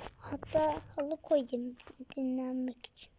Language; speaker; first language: Turkish; native; Turkish